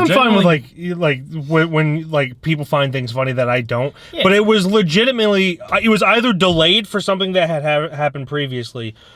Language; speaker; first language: English; native; English